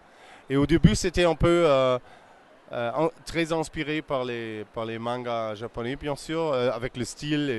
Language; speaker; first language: French; non-native, fluent; German